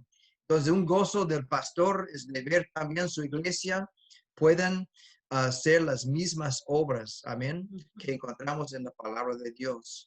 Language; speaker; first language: Spanish; non-native, fluent; English